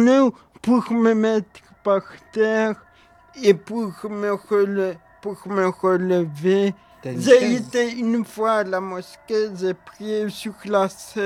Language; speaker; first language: French; early bilingual, other home language; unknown